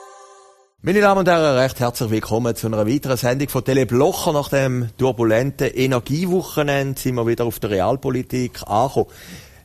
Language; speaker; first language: German; native; German